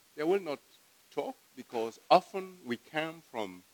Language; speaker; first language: English; non-native, fluent; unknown